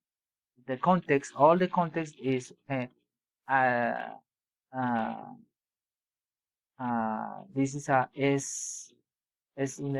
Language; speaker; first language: English; non-native, learner; Spanish